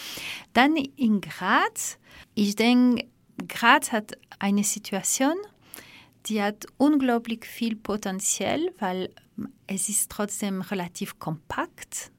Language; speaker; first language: German; non-native, fluent; Dutch